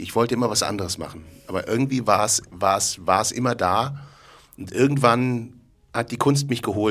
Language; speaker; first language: German; native; German